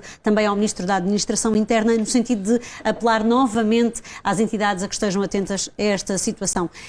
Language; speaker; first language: Portuguese; native; Portuguese